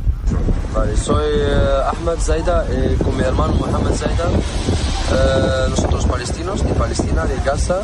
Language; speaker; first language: Spanish; non-native, learner; Arabic